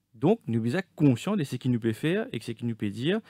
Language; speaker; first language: French; non-native, local second language; Morisyen